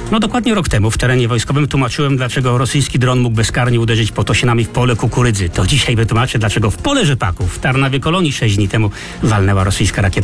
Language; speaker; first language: Polish; native; Polish